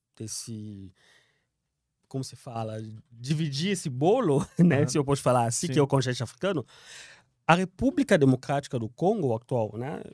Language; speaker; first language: Portuguese; non-native, fluent; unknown